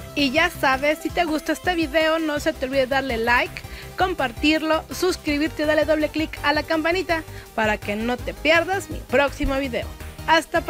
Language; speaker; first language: Spanish; native; Spanish